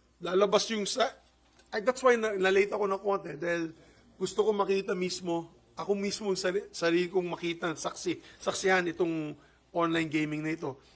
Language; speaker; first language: Filipino; non-native, local second language; Cebuano